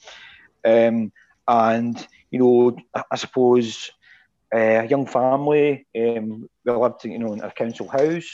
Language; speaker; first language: English; native; English